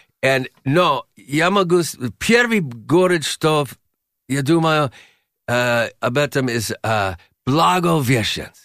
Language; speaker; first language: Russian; non-native, learner; English